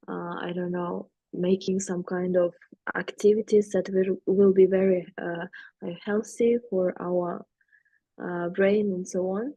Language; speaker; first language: English; non-native, learner; Russian